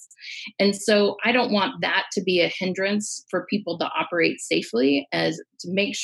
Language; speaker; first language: English; native; English